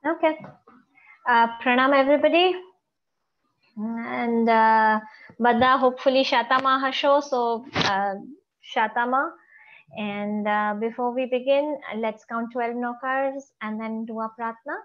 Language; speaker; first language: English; non-native, local second language; Gujarati